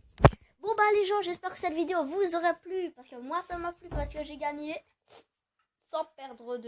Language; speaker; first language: French; native; French